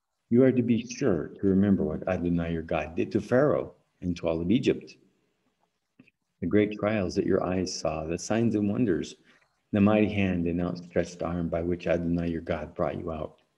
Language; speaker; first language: English; native; English